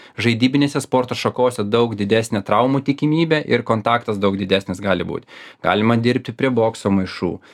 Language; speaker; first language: Lithuanian; non-native, local second language; Russian